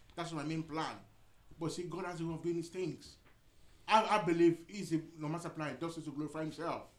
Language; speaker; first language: English; non-native, local second language; Yoruba